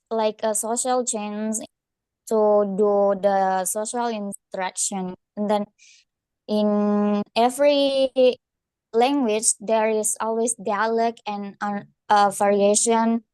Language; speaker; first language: English; non-native, learner; Indonesian